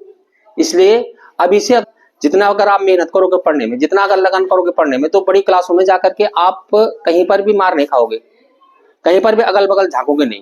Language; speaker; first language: Hindi; native; Hindi